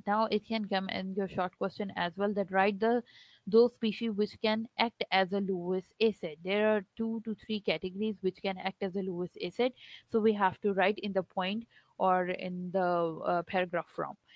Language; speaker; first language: English; non-native, local second language; Urdu